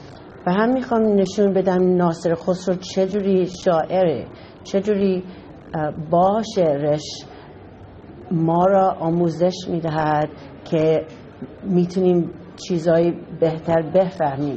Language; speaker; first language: Persian; non-native, fluent; English